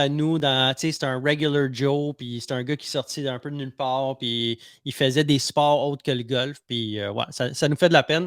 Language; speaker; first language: French; native; French